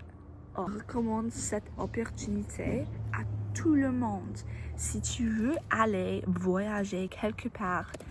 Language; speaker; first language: French; non-native, learner; English